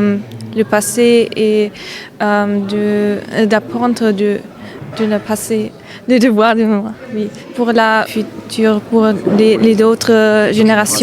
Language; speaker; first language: French; non-native, learner; German